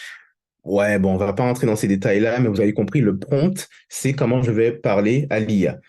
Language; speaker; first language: French; native; French